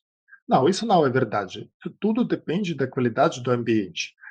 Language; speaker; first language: Portuguese; non-native, fluent; Russian